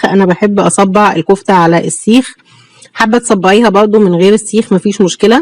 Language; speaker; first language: Arabic; native; Arabic